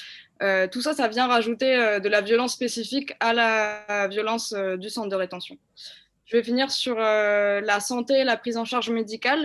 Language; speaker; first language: French; native; French